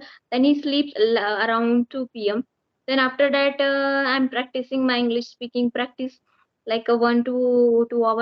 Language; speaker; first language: English; non-native, learner; Marathi